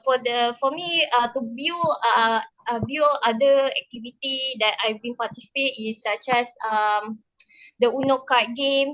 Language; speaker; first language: English; non-native, local second language; Malay